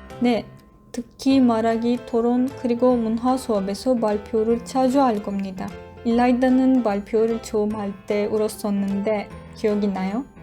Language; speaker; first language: Korean; non-native, learner; Turkish